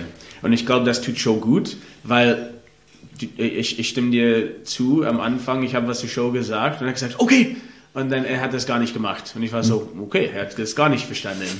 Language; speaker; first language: German; non-native, learner; English